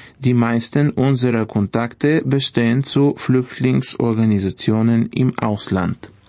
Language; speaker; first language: German; non-native, fluent; Bulgarian